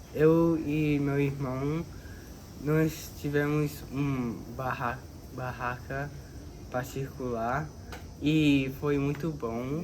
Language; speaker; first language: Portuguese; early bilingual, other home language; English